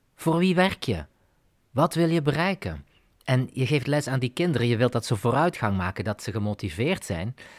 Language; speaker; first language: Dutch; native; Dutch